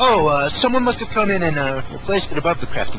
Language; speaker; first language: English; native; English